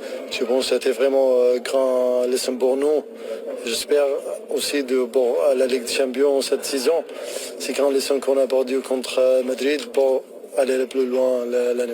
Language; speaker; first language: French; non-native, learner; Arabic